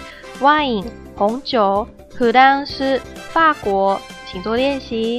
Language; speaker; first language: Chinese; native; Chinese